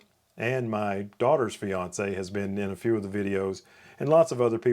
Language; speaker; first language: English; native; English